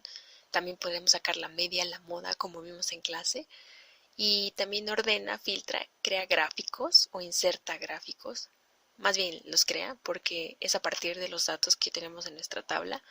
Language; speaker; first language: Spanish; native; Spanish